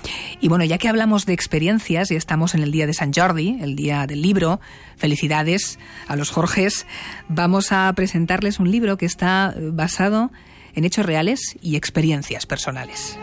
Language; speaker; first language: Spanish; native; Spanish